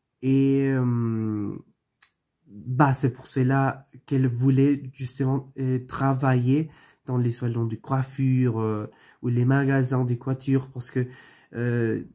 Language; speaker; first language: French; non-native, learner; Spanish